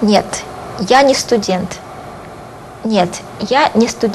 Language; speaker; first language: Russian; non-native, fluent; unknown